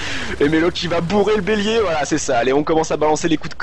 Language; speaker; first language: French; native; French